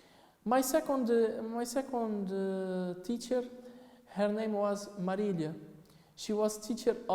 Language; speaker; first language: English; non-native, fluent; Portuguese